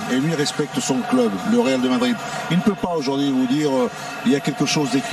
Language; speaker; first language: French; native; French